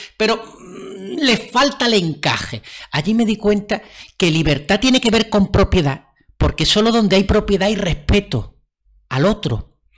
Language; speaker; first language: Spanish; native; Spanish